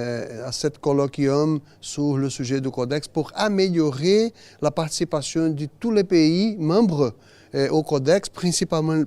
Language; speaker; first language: French; non-native, learner; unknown